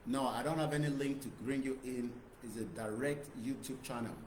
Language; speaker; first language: English; non-native, local second language; Yoruba